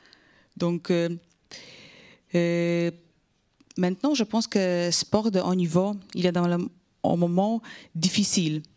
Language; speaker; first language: French; non-native, fluent; Polish